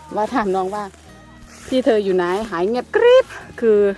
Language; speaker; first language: Thai; non-native, local second language; Northern Khmer